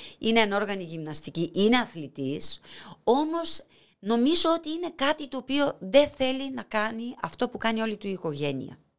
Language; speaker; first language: Greek; non-native, fluent; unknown